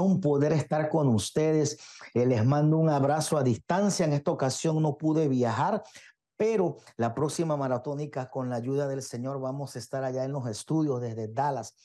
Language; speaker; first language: Spanish; native; Spanish